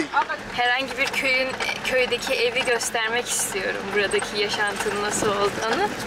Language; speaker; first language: Turkish; native; Turkish